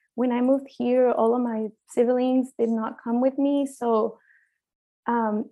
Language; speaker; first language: English; early bilingual, other home language; Spanish